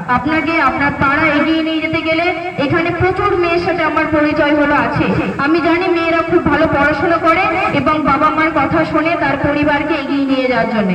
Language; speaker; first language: Bangla; non-native, local second language; Santali